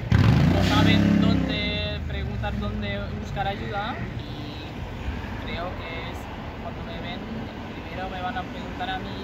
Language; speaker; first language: Spanish; non-native, fluent; German